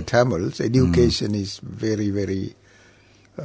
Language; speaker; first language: English; non-native, local second language; Tamil